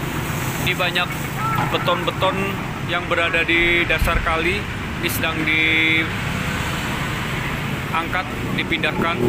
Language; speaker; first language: Indonesian; non-native, local second language; Javanese